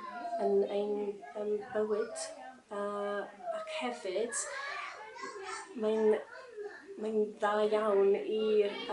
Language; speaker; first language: Welsh; non-native, learner; English